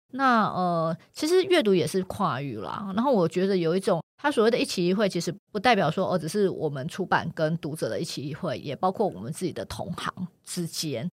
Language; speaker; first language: Chinese; native; Chinese